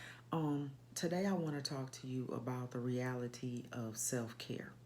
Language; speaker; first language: English; native; English